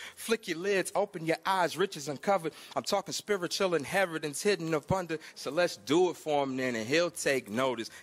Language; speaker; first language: English; native; English